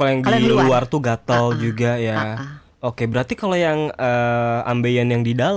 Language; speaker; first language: Indonesian; native; Indonesian